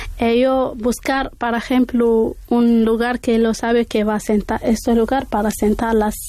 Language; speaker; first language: Spanish; non-native, learner; Arabic